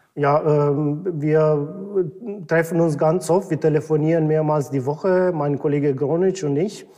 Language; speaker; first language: German; non-native, fluent; Romanian